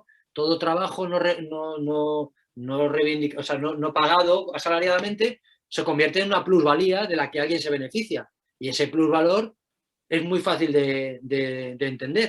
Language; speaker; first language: Spanish; native; Spanish